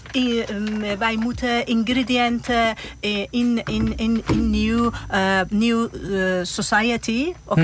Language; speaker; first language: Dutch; non-native, learner; Persian